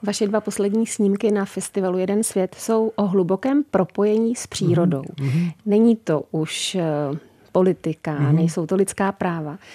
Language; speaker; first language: Czech; native; Czech